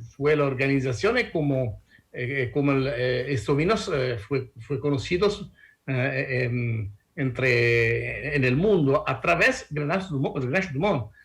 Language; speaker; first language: Spanish; non-native, learner; Italian